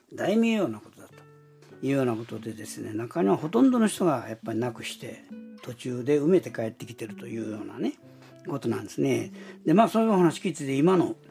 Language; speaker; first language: Japanese; native; Japanese